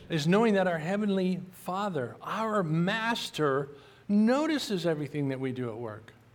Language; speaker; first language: English; native; English